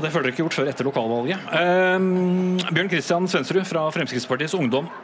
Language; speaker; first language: Norwegian; native; Norwegian